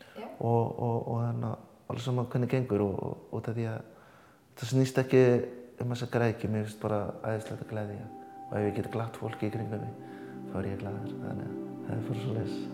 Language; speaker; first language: Icelandic; early bilingual, other home language; Indonesian